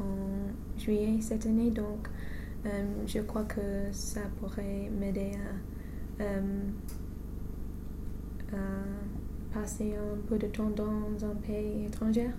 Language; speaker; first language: French; non-native, fluent; English